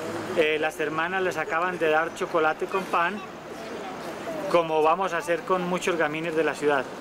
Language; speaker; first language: Spanish; native; Spanish